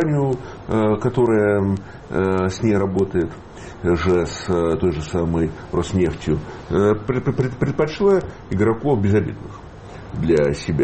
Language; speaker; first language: Russian; native; Russian